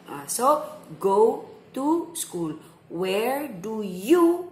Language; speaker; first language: English; non-native, fluent; Indonesian